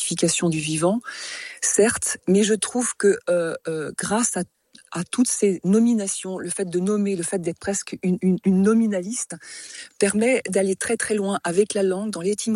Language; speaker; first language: French; native; French